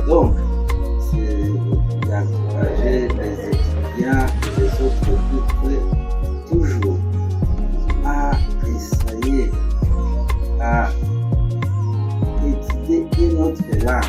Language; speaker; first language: French; non-native, learner; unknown